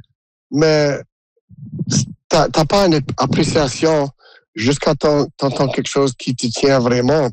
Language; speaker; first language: French; non-native, local second language; English